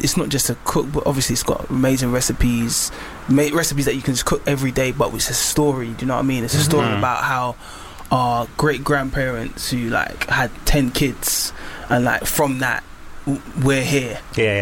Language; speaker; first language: English; native; English